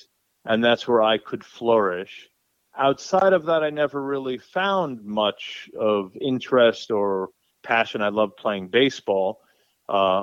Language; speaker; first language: English; native; English